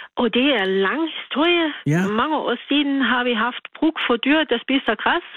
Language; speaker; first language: Danish; non-native, learner; German